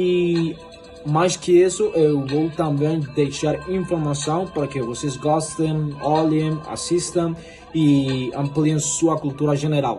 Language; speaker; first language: Portuguese; non-native, fluent; Spanish